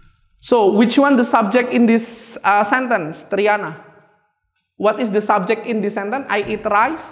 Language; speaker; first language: English; non-native, fluent; Indonesian